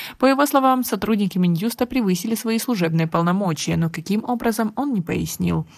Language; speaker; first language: Russian; non-native, local second language; Tajik